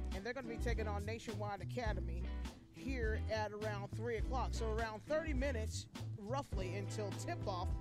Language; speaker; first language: English; native; English